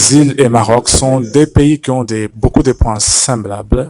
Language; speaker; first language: French; non-native, fluent; Portuguese